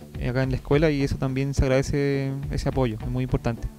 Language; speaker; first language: Spanish; native; Spanish